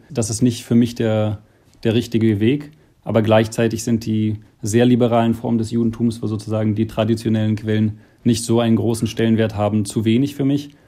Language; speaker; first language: German; native; German